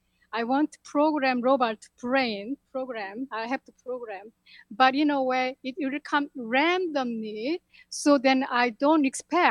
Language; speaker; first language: English; non-native, learner; Korean